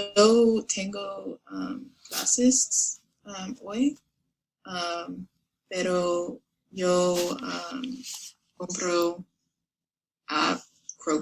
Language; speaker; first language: Spanish; non-native, learner; English